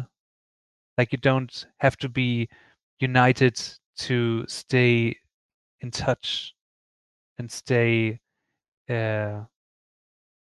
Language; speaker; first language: English; non-native, fluent; German